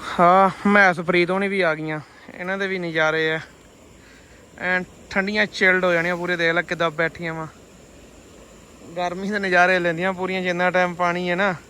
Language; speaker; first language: Punjabi; native; Punjabi